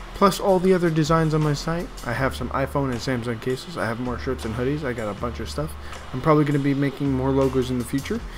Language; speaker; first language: English; native; English